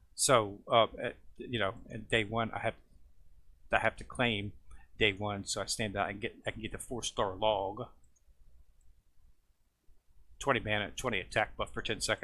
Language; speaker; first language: English; native; English